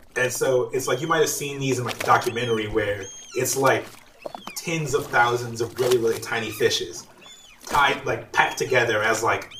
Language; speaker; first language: English; native; English